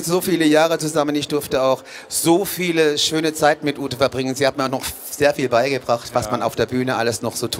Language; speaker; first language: German; native; German